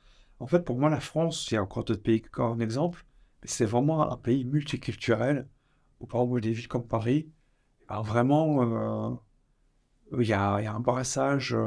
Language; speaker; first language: French; early bilingual, other home language; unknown